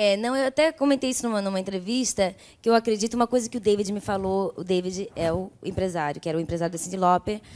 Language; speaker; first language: Portuguese; early bilingual, other home language; Italian